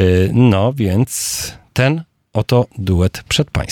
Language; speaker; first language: Polish; native; Polish